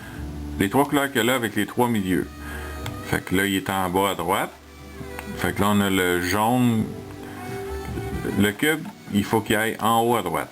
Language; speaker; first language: French; native; French